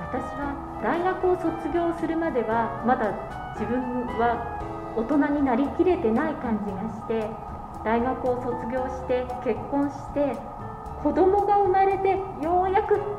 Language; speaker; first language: Japanese; native; Japanese